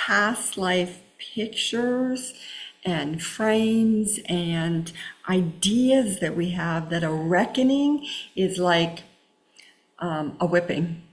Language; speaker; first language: English; native; English